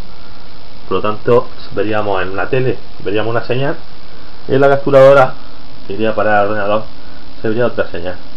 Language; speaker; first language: Spanish; native; Spanish